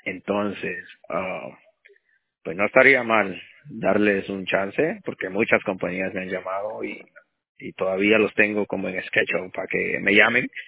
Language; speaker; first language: Spanish; native; Spanish